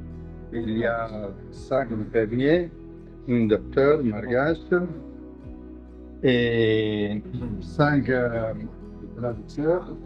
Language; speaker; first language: French; non-native, learner; Italian